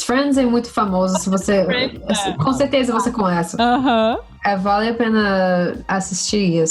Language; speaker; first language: Portuguese; non-native, fluent; English